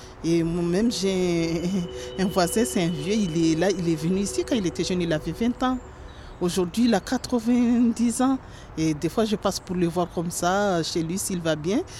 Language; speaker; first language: French; non-native, local second language; Ngazidja Comorian